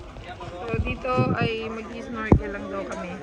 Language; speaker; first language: Filipino; native; Filipino